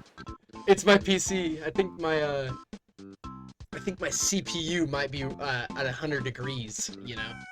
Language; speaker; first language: English; native; English